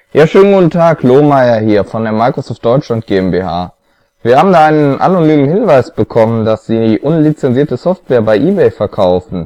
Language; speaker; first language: German; native; German